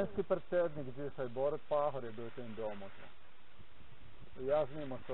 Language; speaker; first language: Polish; non-native, learner; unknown